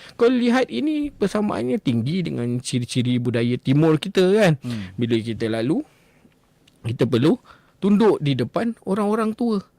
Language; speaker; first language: Malay; native; Malay